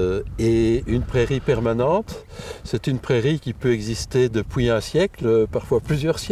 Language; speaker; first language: French; native; French